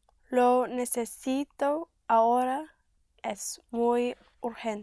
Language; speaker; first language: Spanish; non-native, learner; English